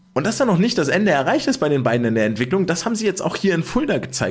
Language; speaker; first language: German; native; German